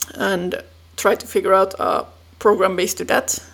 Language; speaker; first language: English; non-native, fluent; Finnish